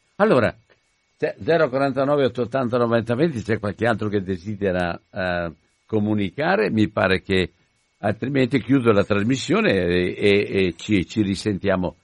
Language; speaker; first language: Italian; native; Italian